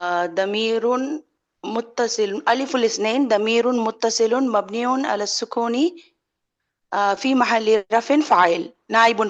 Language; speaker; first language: Arabic; non-native, learner; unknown